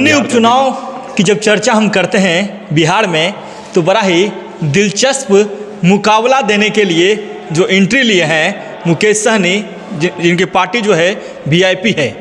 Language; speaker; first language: Hindi; native; Hindi